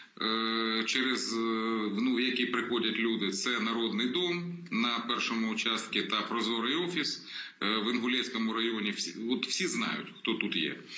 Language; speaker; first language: Ukrainian; native; Ukrainian